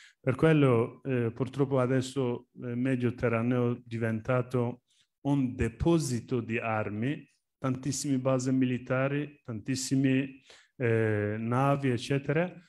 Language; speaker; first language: Italian; non-native, learner; Turkish